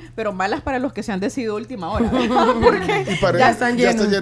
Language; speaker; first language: Spanish; native; Spanish